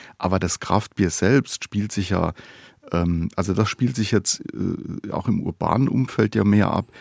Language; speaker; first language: German; native; German